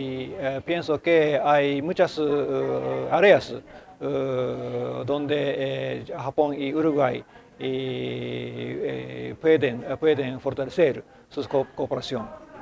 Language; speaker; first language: Spanish; non-native, learner; Japanese